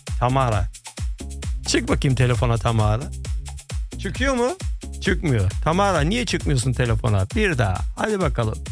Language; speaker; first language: Turkish; early bilingual, heritage; Turkish